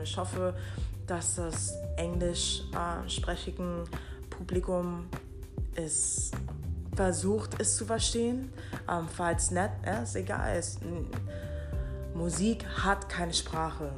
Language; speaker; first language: German; non-native, fluent; English